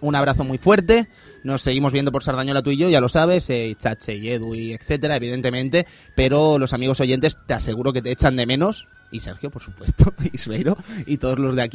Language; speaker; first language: Spanish; native; Spanish